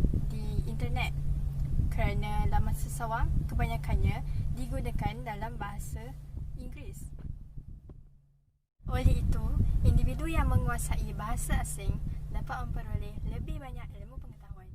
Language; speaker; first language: Malay; native; Malay